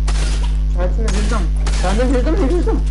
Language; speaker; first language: Bulgarian; native; Bulgarian